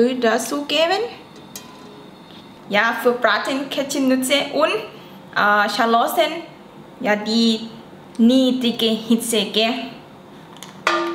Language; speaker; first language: German; non-native, learner; Thai